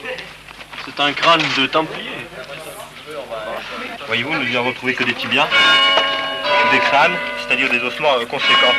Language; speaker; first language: French; native; French